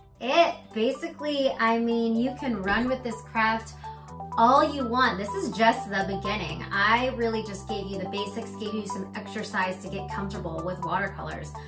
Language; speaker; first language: English; native; English